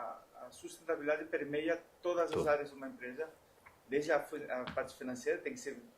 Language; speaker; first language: Portuguese; non-native, fluent; Spanish